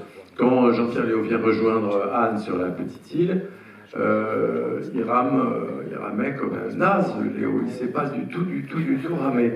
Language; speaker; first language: French; native; French